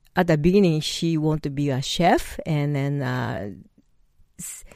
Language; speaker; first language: English; non-native, fluent; Japanese